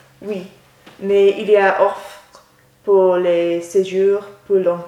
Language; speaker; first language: French; non-native, learner; English